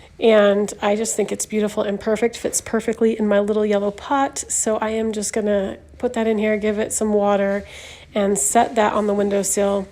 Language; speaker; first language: English; native; English